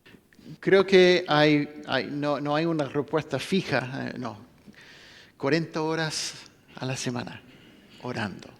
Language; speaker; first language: Spanish; non-native, fluent; English